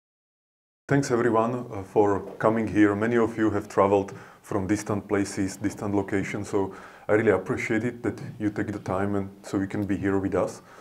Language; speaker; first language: English; non-native, fluent; Slovak